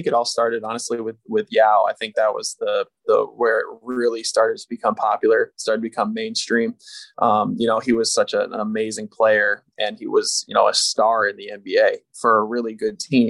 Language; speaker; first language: English; native; English